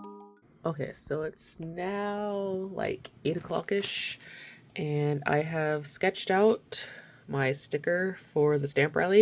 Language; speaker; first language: English; native; English